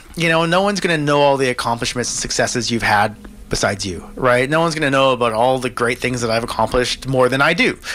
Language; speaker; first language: English; native; English